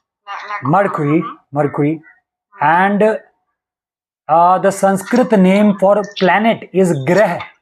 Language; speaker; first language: English; non-native, local second language; Hindi